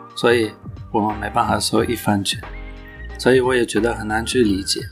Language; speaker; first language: Chinese; non-native, fluent; Turkish